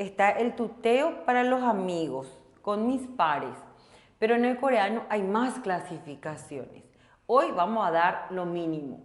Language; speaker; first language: Spanish; non-native, local second language; Korean